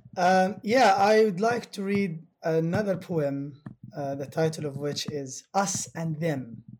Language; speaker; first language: English; non-native, fluent; Arabic